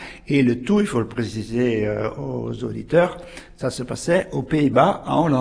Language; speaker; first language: French; native; French